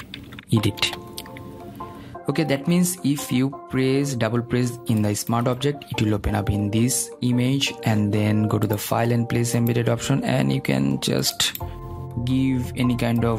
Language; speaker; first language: English; non-native, fluent; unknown